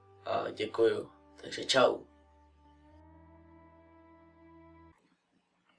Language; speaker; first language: Czech; early bilingual, other home language; Russian